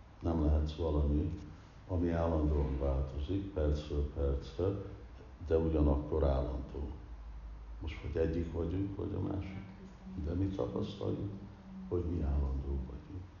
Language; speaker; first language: Hungarian; early bilingual, heritage; Hungarian